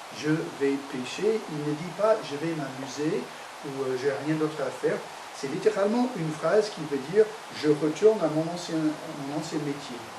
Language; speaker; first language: French; non-native, fluent; English